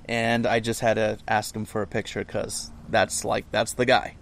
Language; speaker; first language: English; native; English